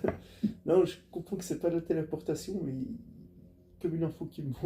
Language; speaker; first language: French; native; French